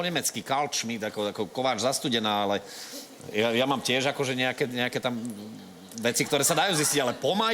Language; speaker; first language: Slovak; native; Slovak